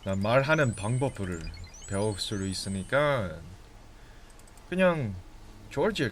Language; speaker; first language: Korean; non-native, learner; English